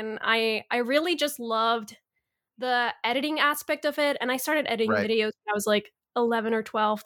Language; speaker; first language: English; early bilingual, other home language; Spanish